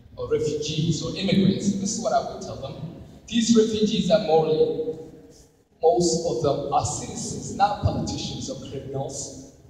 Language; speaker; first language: English; non-native, fluent; Somali